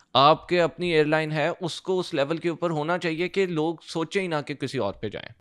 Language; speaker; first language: Urdu; native; Urdu